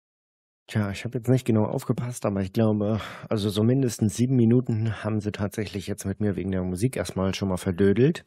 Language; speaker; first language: German; native; German